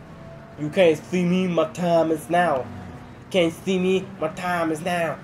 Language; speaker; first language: English; native; English